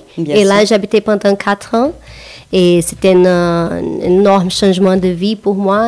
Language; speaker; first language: French; non-native, fluent; Portuguese